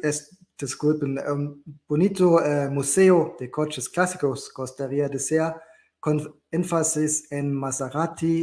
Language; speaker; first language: Spanish; non-native, fluent; German